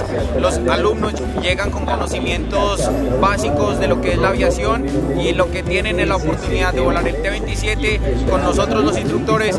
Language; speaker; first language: Spanish; native; Spanish